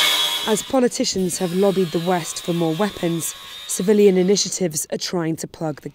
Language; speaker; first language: English; native; English